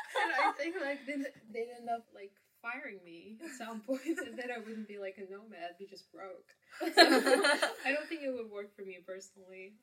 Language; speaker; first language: English; non-native, fluent; Kazakh